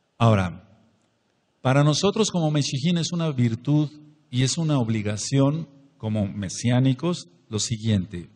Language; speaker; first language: Spanish; native; Spanish